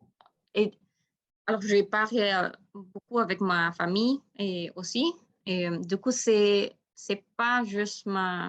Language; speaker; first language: French; non-native, learner; Spanish